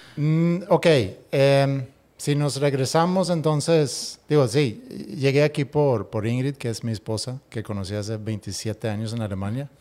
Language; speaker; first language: Spanish; non-native, fluent; Swedish